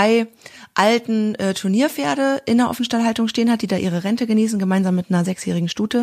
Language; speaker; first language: German; native; German